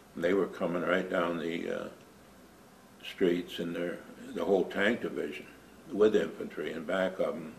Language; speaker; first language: English; native; English